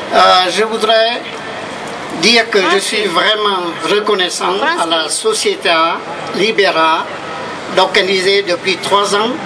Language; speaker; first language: French; non-native, fluent; Vietnamese